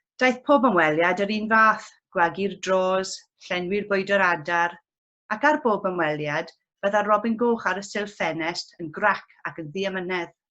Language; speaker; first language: Welsh; non-native, local second language; English